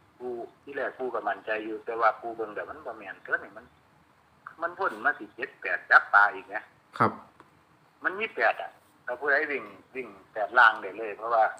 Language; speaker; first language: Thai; non-native, local second language; Lao